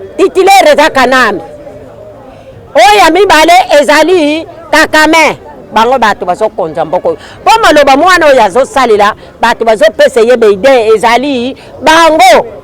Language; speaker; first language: Lingala; non-native, local second language; Luba-Lulua